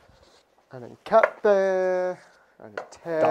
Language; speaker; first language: German; non-native, learner; English